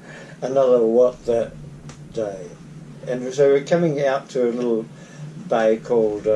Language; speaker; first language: English; native; English